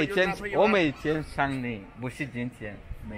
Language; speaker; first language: Chinese; non-native, learner; Rundi